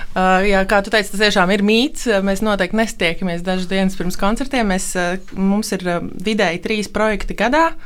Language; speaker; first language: Latvian; native; Latvian